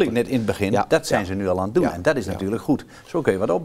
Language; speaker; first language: Dutch; native; Dutch